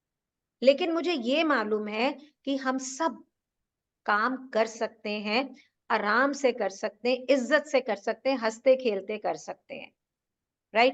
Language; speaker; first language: Hindi; native; Hindi